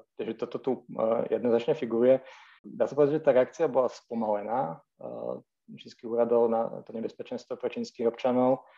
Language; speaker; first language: Slovak; native; Slovak